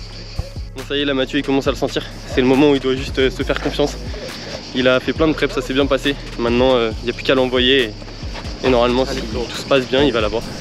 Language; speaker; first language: French; native; French